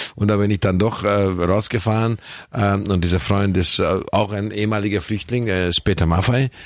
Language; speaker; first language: German; non-native, fluent; Hungarian